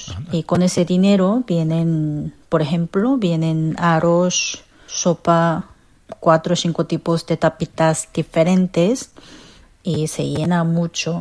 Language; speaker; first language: Spanish; non-native, learner; Korean